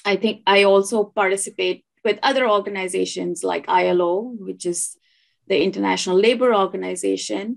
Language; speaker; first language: English; non-native, local second language; Hindi